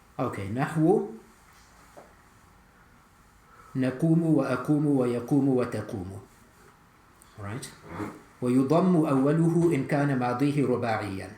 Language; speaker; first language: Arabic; non-native, fluent; English